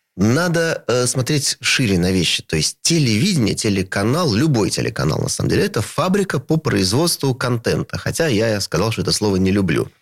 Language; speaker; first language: Russian; native; Russian